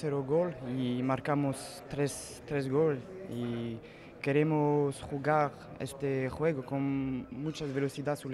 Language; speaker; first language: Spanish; non-native, learner; French